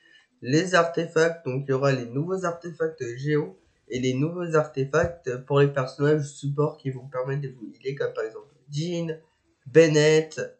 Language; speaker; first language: French; native; French